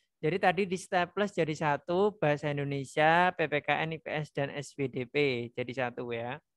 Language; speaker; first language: Indonesian; non-native, local second language; Javanese